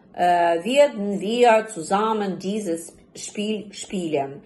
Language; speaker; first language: German; non-native, fluent; Ukrainian